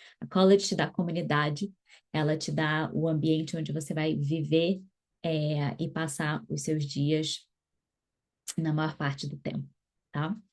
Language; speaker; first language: Portuguese; native; Portuguese